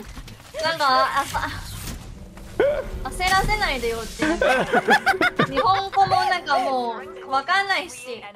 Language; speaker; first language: Japanese; non-native, fluent; Thai